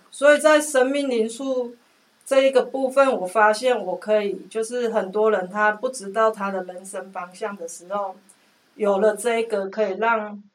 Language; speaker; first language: Chinese; non-native, local second language; Min Nan Chinese